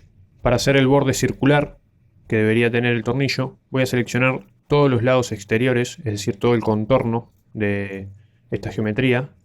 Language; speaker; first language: Spanish; native; Spanish